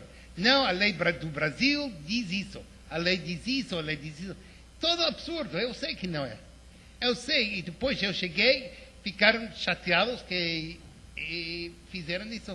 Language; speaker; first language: Portuguese; non-native, fluent; English